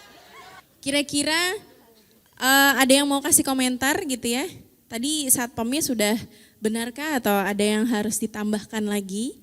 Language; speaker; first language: Indonesian; native; Indonesian